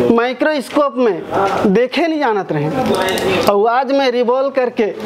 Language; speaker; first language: Hindi; native; Hindi